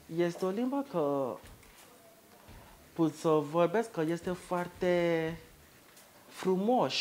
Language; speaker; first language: Romanian; non-native, learner; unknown